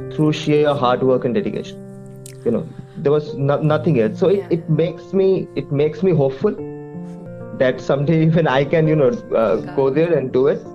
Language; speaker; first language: English; non-native, local second language; Bangla